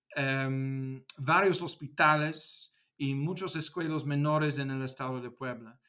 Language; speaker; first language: Spanish; non-native, fluent; English